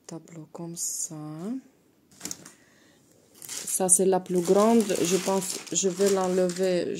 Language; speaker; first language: French; non-native, fluent; Russian